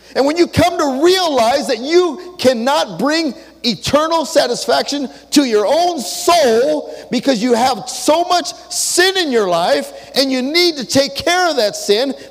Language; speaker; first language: English; early bilingual, other home language; Spanish